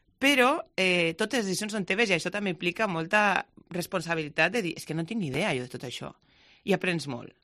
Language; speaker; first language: Catalan; non-native, local second language; Spanish